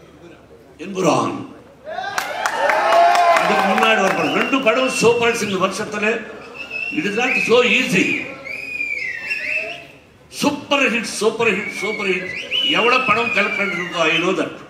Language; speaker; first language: Tamil; non-native, learner; Telugu